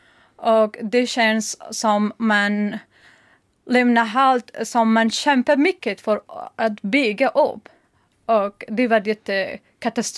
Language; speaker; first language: Swedish; non-native, learner; Persian